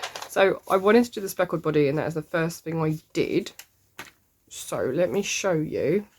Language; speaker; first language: English; native; English